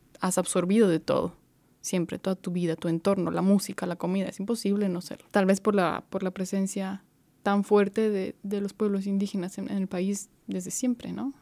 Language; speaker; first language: Spanish; native; Spanish